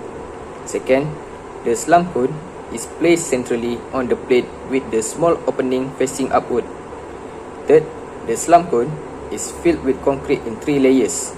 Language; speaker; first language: English; non-native, learner; Malay